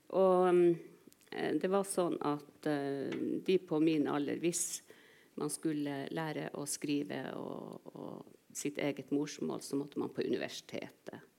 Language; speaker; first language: Norwegian; non-native, local second language; Northern Sami